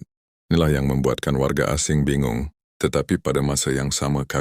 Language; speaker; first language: Malay; native; Malay